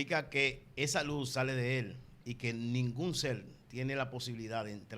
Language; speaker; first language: Spanish; native; Spanish